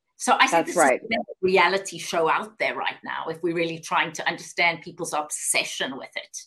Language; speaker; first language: English; native; English